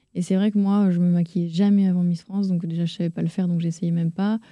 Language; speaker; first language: French; native; French